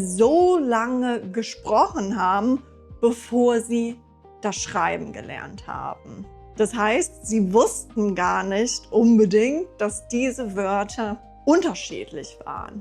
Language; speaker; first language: German; non-native, fluent; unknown